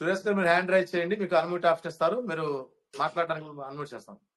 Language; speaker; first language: Telugu; native; Telugu